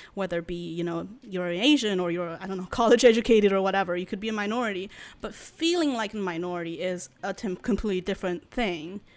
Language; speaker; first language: English; non-native, fluent; Chinese